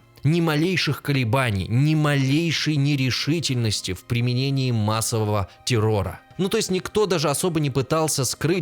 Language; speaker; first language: Russian; native; Russian